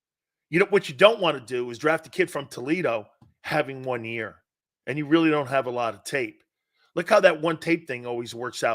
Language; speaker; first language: English; native; English